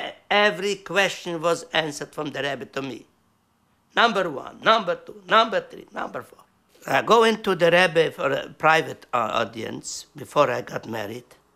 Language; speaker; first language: English; non-native, learner; Yiddish